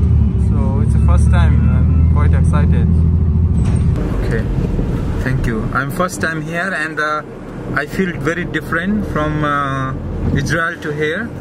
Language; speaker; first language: English; non-native, learner; Nepali